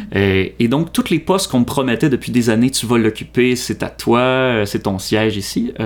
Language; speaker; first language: French; native; French